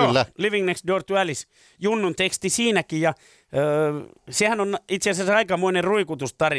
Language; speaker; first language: Finnish; native; Finnish